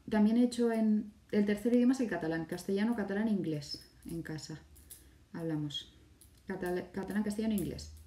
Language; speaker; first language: Spanish; native; Spanish